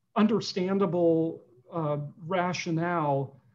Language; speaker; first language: English; native; English